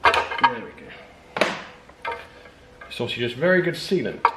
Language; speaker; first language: English; native; English